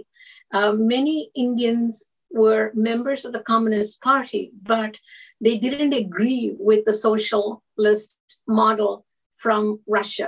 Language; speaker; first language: English; non-native, local second language; Malayalam